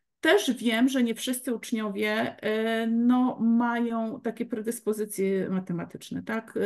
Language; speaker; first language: Polish; native; Polish